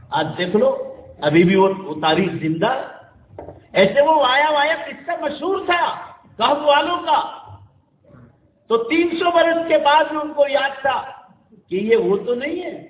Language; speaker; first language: Urdu; non-native, local second language; Gujarati